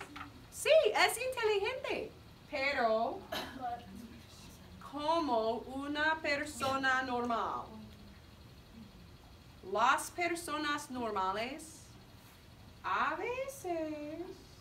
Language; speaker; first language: Spanish; non-native, fluent; English